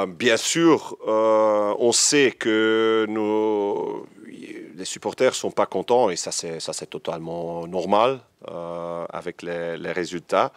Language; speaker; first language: French; non-native, local second language; Dutch